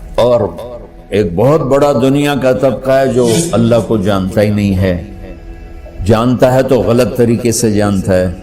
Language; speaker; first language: Urdu; non-native, local second language; Punjabi